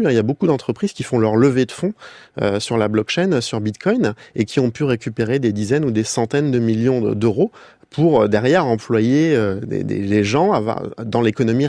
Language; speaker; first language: French; native; French